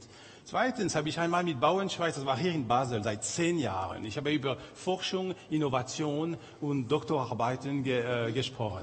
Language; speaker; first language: German; non-native, local second language; French